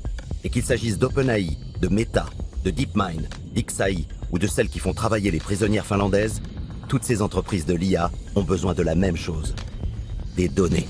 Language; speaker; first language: French; native; French